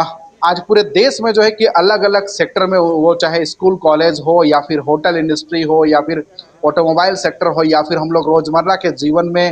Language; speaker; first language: Hindi; native; Hindi